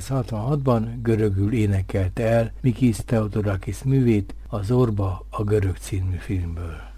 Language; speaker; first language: Hungarian; native; Hungarian